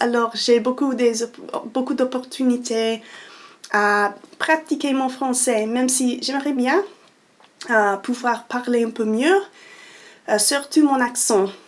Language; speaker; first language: French; non-native, fluent; English